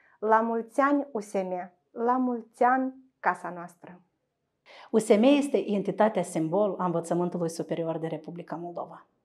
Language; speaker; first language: Romanian; native; Romanian